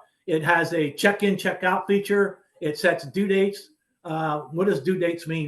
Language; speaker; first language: English; native; English